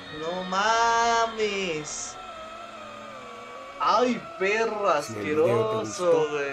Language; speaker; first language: Spanish; native; Spanish